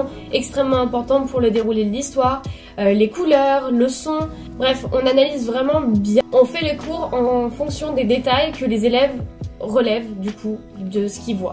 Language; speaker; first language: French; native; French